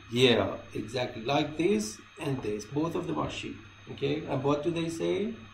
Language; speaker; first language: English; non-native, fluent; Persian